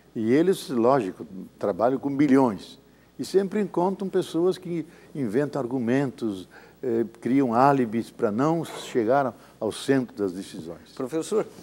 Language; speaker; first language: Portuguese; native; Portuguese